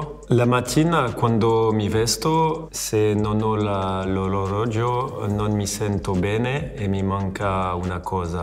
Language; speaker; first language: Italian; non-native, fluent; French